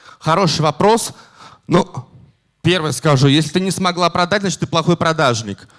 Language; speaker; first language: Russian; native; Russian